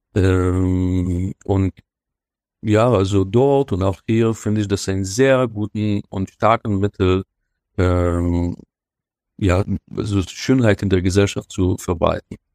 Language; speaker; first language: German; non-native, fluent; Hebrew